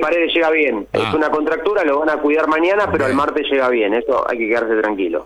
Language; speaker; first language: Spanish; native; Spanish